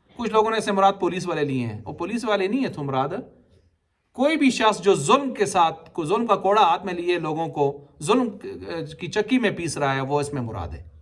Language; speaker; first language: Urdu; non-native, local second language; Punjabi